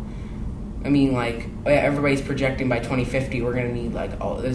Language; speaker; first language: English; native; English